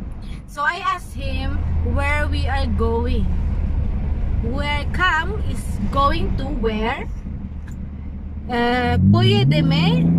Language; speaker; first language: English; non-native, local second language; Filipino